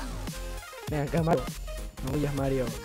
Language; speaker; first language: Spanish; native; Spanish